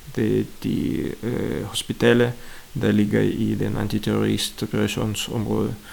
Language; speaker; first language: Danish; non-native, fluent; Russian